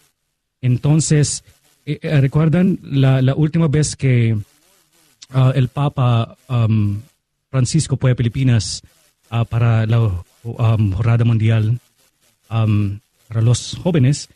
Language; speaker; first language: Spanish; non-native, fluent; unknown